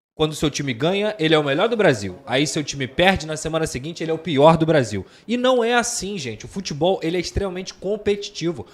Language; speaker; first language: Portuguese; native; Portuguese